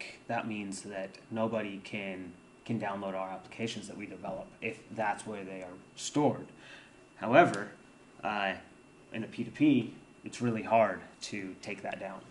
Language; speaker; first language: English; native; English